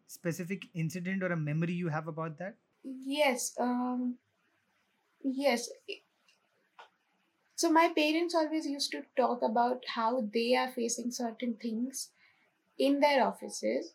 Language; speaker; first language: English; non-native, local second language; Hindi